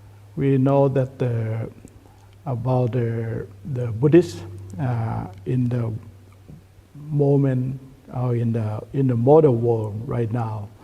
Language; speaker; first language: English; non-native, learner; Thai